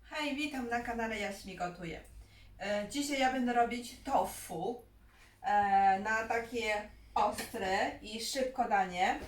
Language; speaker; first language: Polish; non-native, learner; Chinese